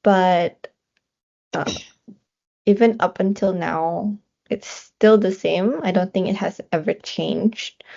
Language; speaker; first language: English; non-native, local second language; Malay